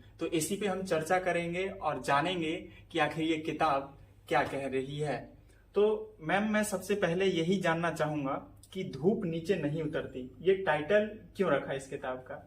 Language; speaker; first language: Hindi; native; Hindi